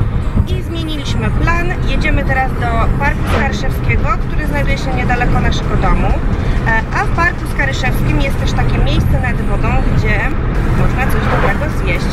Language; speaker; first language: Polish; native; Polish